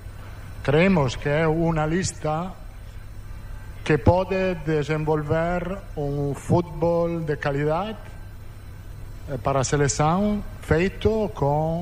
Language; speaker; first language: Portuguese; non-native, fluent; Italian